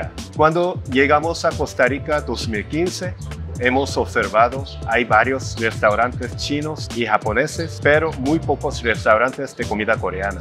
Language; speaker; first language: Spanish; non-native, fluent; Korean